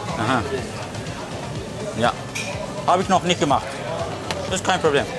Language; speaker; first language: German; non-native, learner; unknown